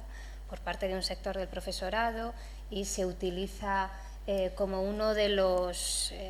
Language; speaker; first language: Spanish; native; Spanish